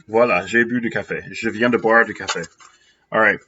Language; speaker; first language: French; non-native, fluent; English